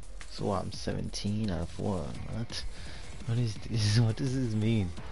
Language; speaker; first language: English; non-native, fluent; Spanish